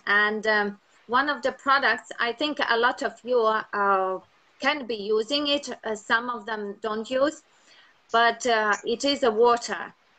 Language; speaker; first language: English; non-native, fluent; Latvian